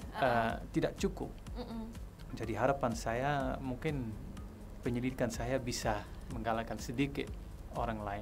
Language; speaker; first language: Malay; non-native, fluent; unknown